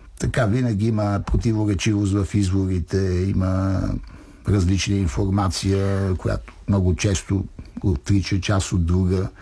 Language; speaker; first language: Bulgarian; native; Bulgarian